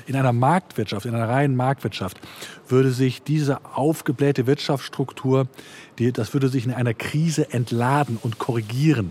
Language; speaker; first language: German; native; German